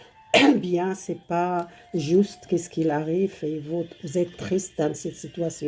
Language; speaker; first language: French; non-native, learner; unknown